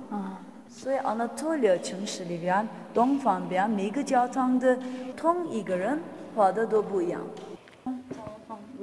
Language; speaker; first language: Chinese; non-native, fluent; Turkish